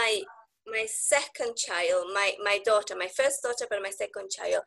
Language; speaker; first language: English; non-native, fluent; Spanish